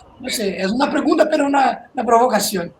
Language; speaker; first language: Spanish; non-native, fluent; Portuguese